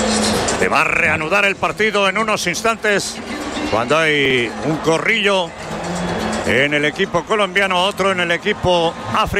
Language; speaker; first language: Spanish; native; Spanish